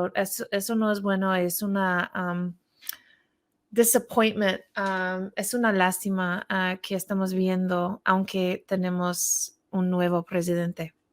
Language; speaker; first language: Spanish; non-native, fluent; English